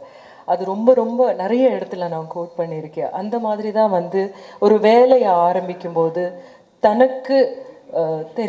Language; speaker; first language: Tamil; native; Tamil